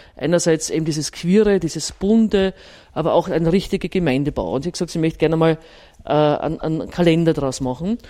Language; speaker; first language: German; native; German